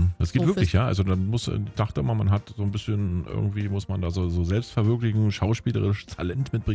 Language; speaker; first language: German; native; German